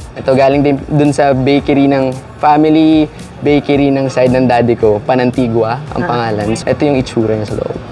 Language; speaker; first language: Filipino; native; Filipino